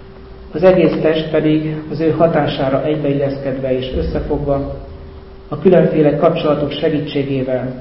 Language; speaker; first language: Hungarian; native; Hungarian